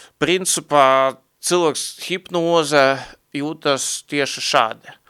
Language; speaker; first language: Latvian; non-native, local second language; Russian